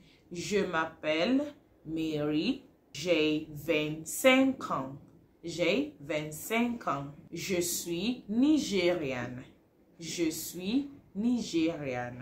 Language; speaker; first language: French; non-native, fluent; Igbo